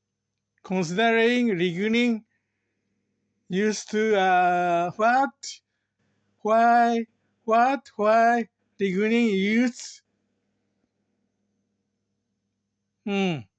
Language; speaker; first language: English; non-native, learner; Japanese